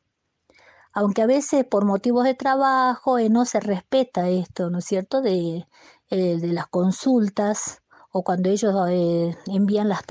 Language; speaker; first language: Spanish; native; Spanish